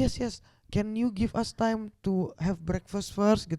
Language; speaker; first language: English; non-native, fluent; Indonesian